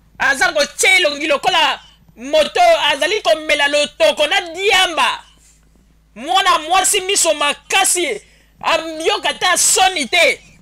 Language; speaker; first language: Lingala; native; Lingala